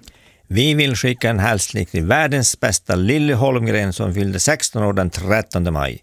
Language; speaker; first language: Swedish; native; Swedish